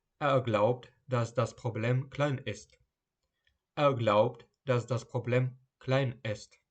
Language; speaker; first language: German; non-native, fluent; Ukrainian